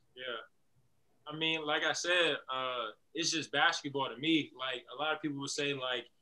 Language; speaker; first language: English; native; English